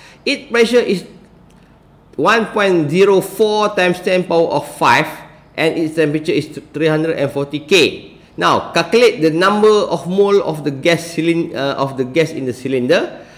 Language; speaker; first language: English; non-native, local second language; Malay